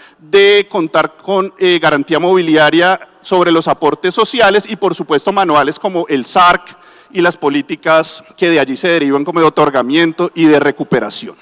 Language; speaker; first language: Spanish; native; Spanish